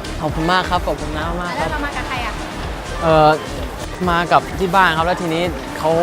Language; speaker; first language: Thai; native; Thai